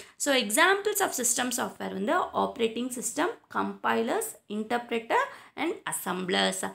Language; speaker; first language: English; non-native, local second language; Tamil